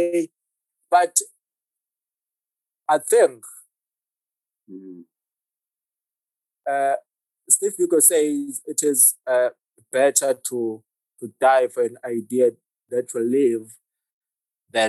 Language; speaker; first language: English; non-native, local second language; Zulu